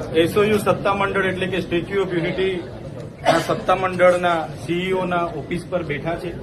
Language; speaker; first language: Gujarati; non-native, local second language; Vasavi